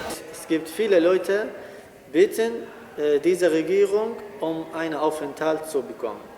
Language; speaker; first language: German; non-native, learner; Arabic